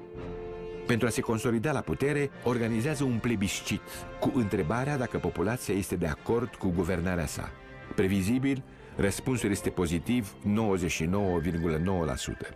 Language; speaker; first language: Romanian; native; Romanian